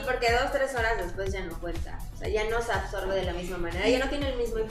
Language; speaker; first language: Spanish; native; Spanish